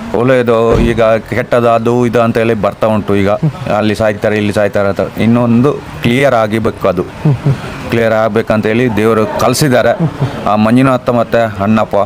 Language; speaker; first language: Kannada; native; Kannada